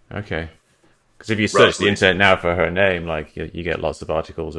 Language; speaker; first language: English; native; English